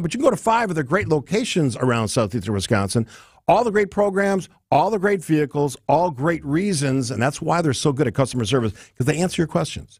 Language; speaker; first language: English; native; English